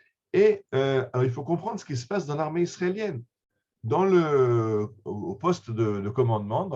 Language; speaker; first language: French; native; French